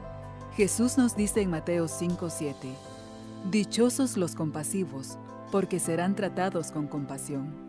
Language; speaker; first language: Spanish; native; Spanish